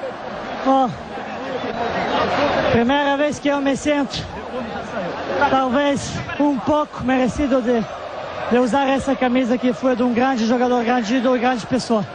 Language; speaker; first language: Portuguese; non-native, fluent; Serbian